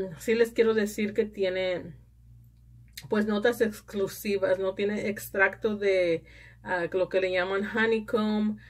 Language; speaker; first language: Spanish; early bilingual, heritage; Spanish